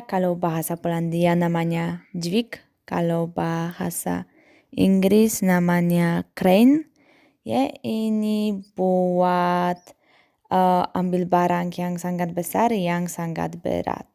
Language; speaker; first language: Indonesian; non-native, fluent; Polish